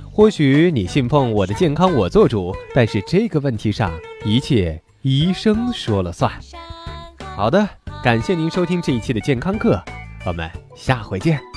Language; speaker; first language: Chinese; native; Chinese